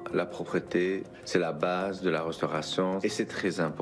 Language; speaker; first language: French; non-native, fluent; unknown